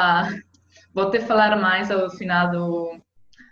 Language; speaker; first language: Portuguese; non-native, fluent; Italian